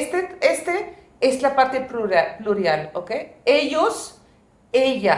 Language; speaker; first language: Spanish; non-native, fluent; French